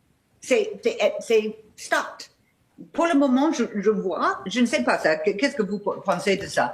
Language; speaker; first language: French; non-native, fluent; English